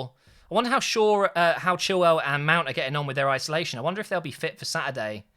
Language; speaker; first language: English; native; English